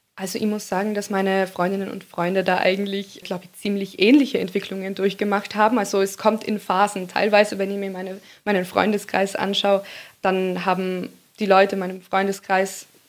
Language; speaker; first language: German; native; German